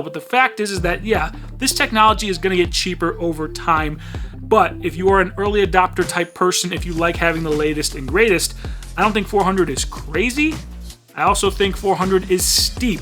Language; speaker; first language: English; native; English